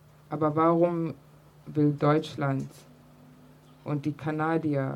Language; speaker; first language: German; early bilingual, other home language; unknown